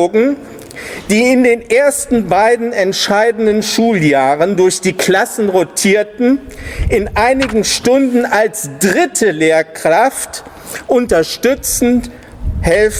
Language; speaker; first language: German; native; German